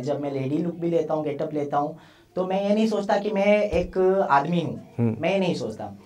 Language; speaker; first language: Hindi; native; Hindi